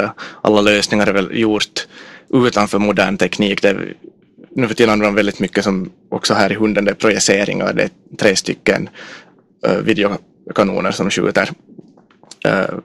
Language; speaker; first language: Swedish; native; Swedish